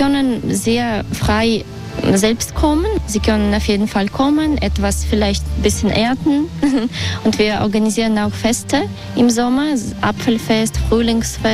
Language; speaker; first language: German; non-native, learner; Russian